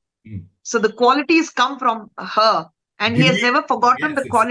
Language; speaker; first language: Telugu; non-native, fluent; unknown